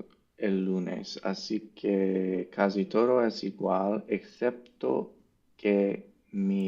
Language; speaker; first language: Spanish; non-native, learner; English